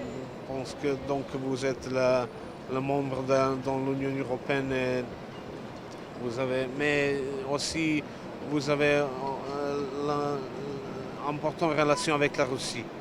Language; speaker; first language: French; non-native, learner; Serbian